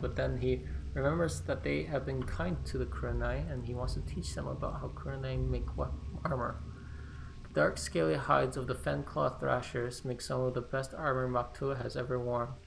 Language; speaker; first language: English; native; English